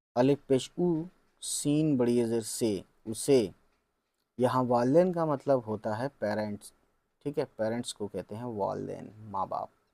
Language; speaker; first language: Hindi; native; Hindi